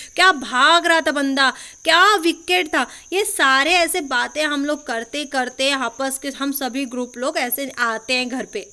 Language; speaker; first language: Hindi; non-native, local second language; Marathi